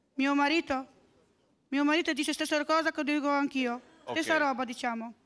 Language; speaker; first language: Italian; native; Italian